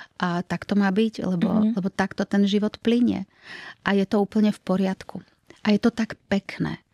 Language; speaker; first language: Slovak; native; Slovak